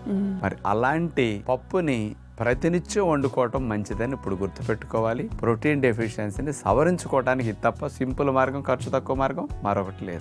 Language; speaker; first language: Telugu; native; Telugu